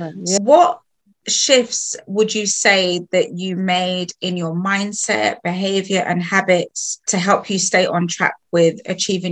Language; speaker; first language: English; non-native, local second language; Krio